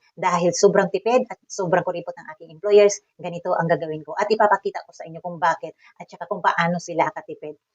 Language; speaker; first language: Filipino; native; Filipino